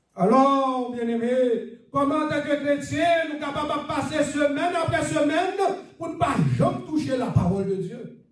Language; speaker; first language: French; non-native, learner; English